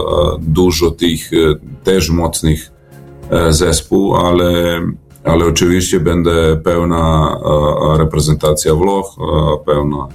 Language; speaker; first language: Polish; non-native, fluent; Serbian